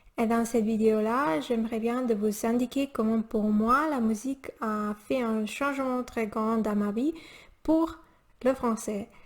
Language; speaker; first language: French; non-native, learner; Spanish